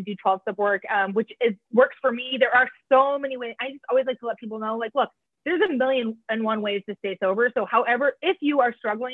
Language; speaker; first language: English; native; English